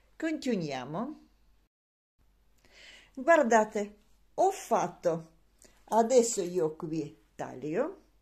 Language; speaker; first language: Italian; non-native, learner; Russian